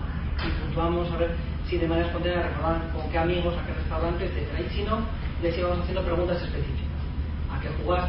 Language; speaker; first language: Spanish; native; Spanish